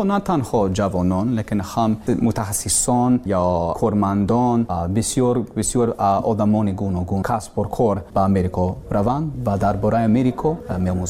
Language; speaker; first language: Persian; non-native, learner; English